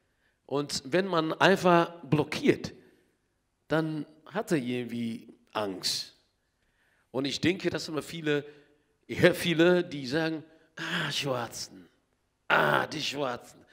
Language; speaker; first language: German; non-native, learner; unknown